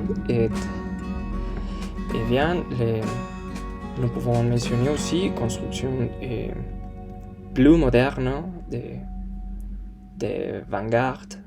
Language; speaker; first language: French; non-native, learner; Spanish